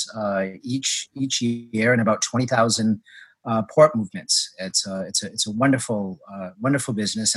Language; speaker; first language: English; native; English